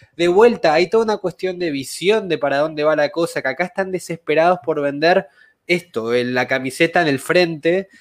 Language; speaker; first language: Spanish; native; Spanish